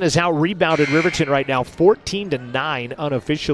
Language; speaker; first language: English; native; English